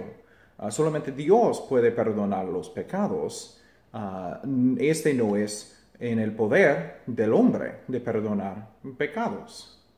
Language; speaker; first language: Spanish; non-native, fluent; English